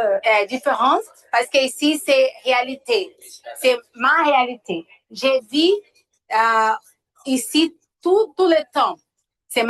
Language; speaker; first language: French; non-native, learner; Portuguese